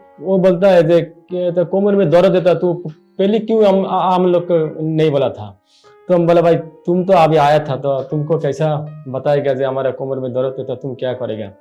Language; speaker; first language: Hindi; non-native, learner; Bangla